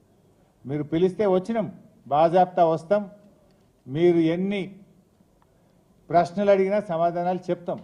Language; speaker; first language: Telugu; native; Telugu